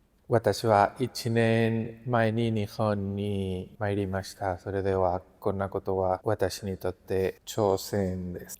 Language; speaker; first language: Japanese; non-native, learner; Spanish